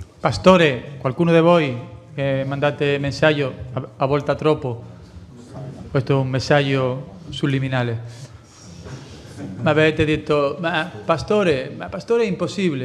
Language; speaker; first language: Italian; non-native, fluent; Spanish